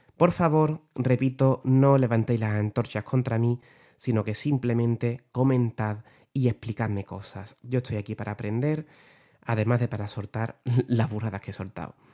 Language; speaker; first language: Spanish; native; Spanish